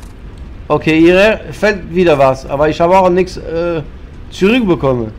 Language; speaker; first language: German; non-native, fluent; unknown